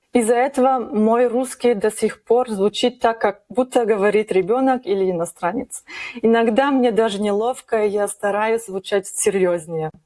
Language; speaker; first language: Russian; early bilingual, heritage; Russian